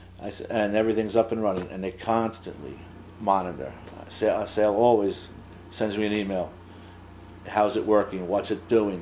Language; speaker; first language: English; native; English